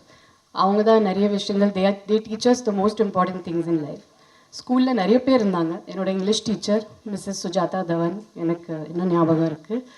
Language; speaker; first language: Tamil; non-native, fluent; Hindi